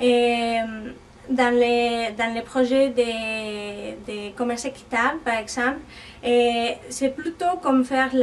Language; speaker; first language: French; non-native, fluent; Spanish